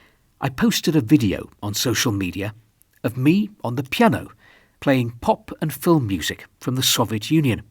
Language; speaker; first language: English; native; English